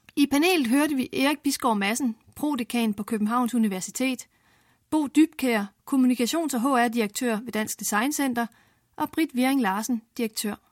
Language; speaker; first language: Danish; native; Danish